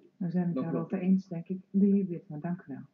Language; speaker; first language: Dutch; native; Dutch